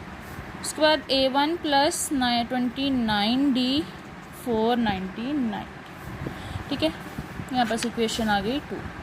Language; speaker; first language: Hindi; non-native, local second language; Punjabi